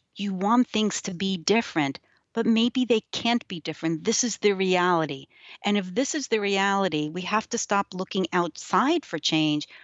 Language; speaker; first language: English; early bilingual, other home language; Yiddish